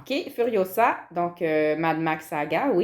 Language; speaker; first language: French; native; French